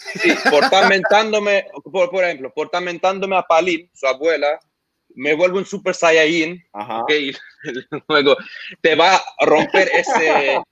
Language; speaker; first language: Spanish; non-native, fluent; Arabic